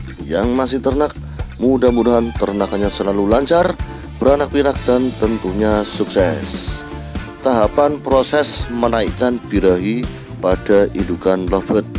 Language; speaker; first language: Indonesian; native; Indonesian